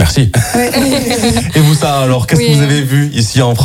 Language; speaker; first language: French; native; French